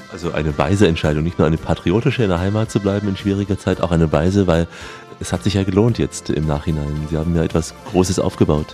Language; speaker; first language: German; native; German